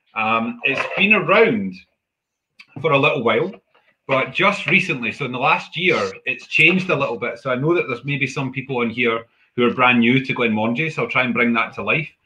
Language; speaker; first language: English; native; English